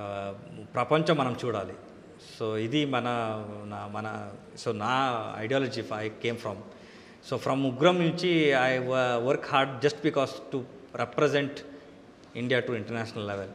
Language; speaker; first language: Telugu; non-native, local second language; Kannada